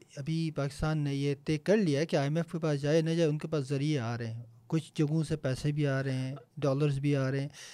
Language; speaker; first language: Urdu; non-native, local second language; Punjabi